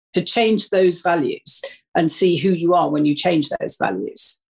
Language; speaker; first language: English; native; English